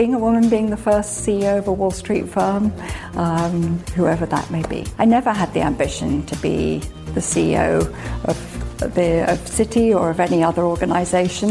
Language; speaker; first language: English; native; English